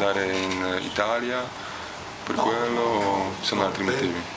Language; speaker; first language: Italian; non-native, learner; Polish